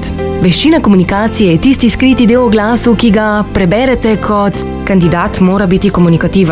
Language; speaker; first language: Slovenian; native; Slovenian